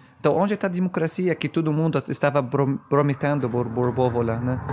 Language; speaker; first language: Portuguese; non-native, fluent; Arabic